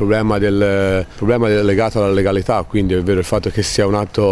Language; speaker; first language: Italian; native; Italian